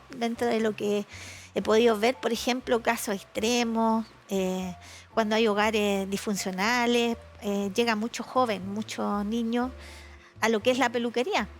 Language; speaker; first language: Spanish; native; Spanish